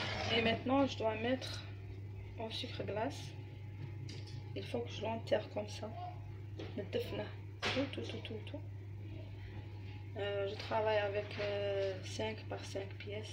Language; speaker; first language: French; non-native, learner; Arabic